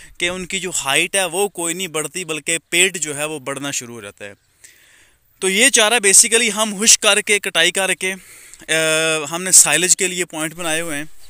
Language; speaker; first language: Urdu; non-native, local second language; Punjabi